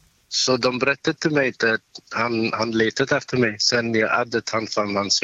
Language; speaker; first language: Swedish; non-native, fluent; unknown